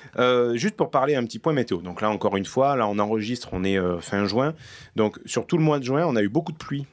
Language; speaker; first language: French; native; French